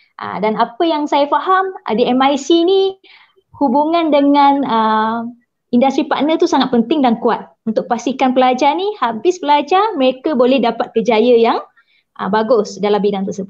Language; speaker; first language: Malay; native; Malay